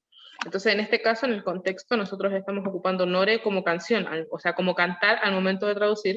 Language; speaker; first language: Spanish; non-native, learner; Korean